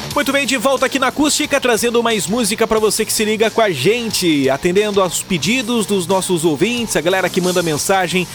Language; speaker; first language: Portuguese; native; Portuguese